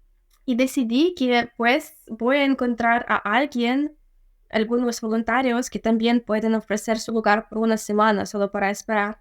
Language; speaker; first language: Spanish; non-native, fluent; Ukrainian